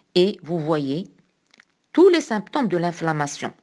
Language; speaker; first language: French; non-native, local second language; Arabic